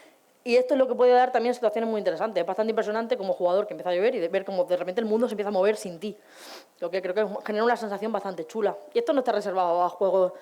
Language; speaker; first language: Spanish; native; Spanish